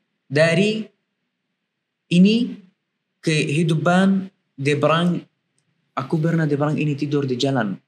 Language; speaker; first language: Indonesian; non-native, learner; Arabic